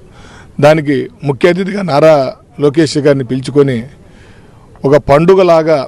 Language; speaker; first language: Telugu; native; Telugu